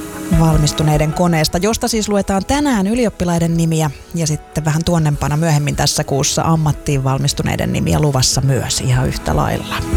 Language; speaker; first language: Finnish; native; Finnish